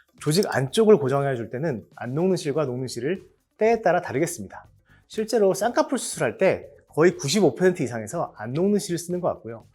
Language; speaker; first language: Korean; native; Korean